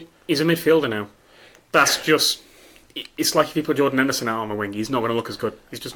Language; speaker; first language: English; native; English